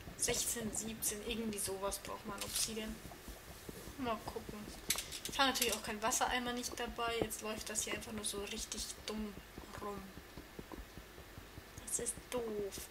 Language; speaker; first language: German; native; German